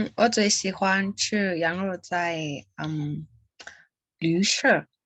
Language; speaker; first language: Chinese; non-native, learner; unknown